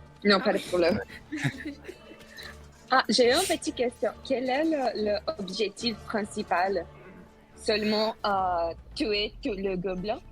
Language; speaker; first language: French; non-native, learner; Spanish